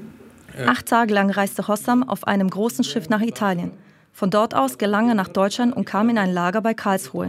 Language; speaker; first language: German; native; German